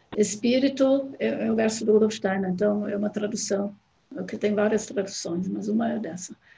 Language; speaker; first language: Portuguese; non-native, fluent; German